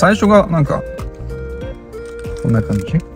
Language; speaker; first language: Japanese; native; Japanese